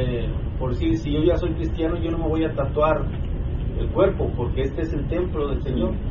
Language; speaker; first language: Spanish; native; Spanish